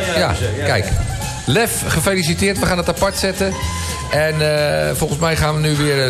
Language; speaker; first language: Dutch; native; Dutch